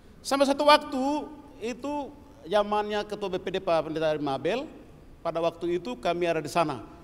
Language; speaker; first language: Indonesian; non-native, local second language; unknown